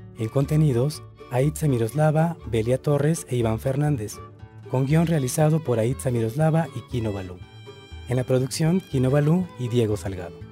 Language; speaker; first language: Spanish; native; Spanish